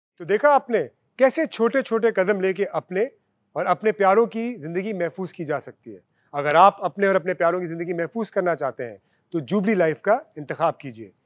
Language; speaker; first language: Urdu; native; Urdu